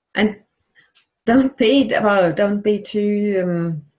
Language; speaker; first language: English; non-native, fluent; German